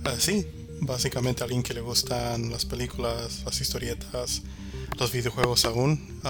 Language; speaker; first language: Spanish; early bilingual, heritage; Spanish